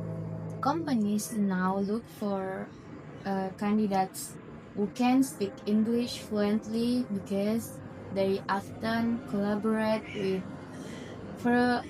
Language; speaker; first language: English; non-native, learner; Indonesian